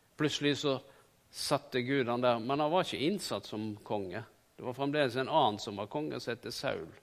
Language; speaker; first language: Norwegian; native; Norwegian